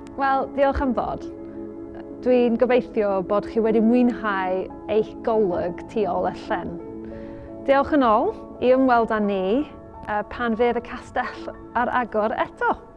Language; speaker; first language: Welsh; non-native, learner; English